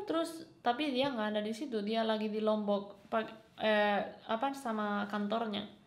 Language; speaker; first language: Indonesian; non-native, fluent; Spanish